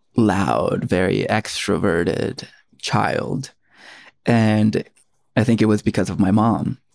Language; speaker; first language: English; early bilingual, other home language; Spanish